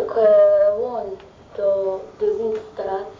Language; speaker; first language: Dutch; non-native, learner; Arabic